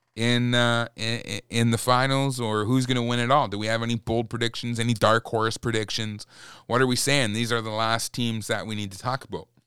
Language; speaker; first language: English; native; English